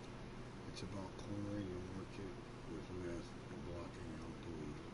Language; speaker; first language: English; native; English